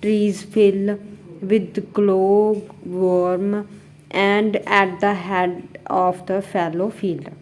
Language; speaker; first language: English; non-native, local second language; Punjabi